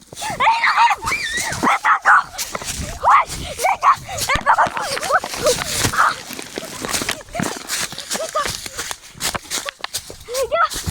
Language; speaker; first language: French; native; French